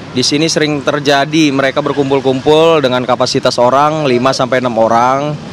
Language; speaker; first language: Indonesian; native; Indonesian